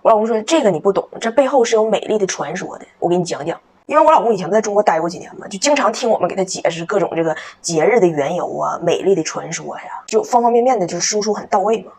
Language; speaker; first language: Chinese; native; Chinese